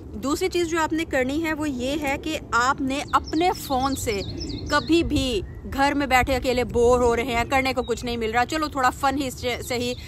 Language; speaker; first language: Urdu; native; Urdu